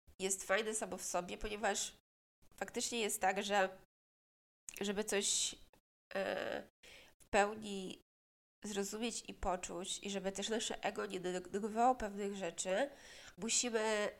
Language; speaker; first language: Polish; native; Polish